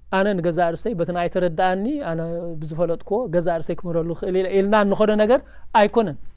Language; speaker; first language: Tigrinya; native; Tigrinya